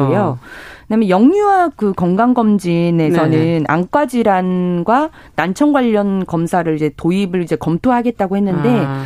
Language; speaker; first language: Korean; native; Korean